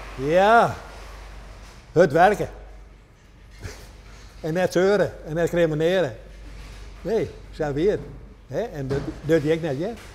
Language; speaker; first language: Dutch; native; Dutch